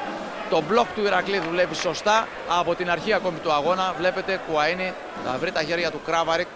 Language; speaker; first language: Greek; native; Greek